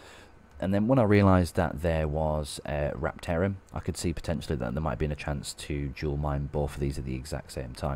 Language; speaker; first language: English; native; English